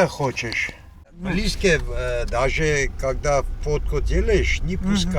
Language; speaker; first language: Russian; non-native, learner; Armenian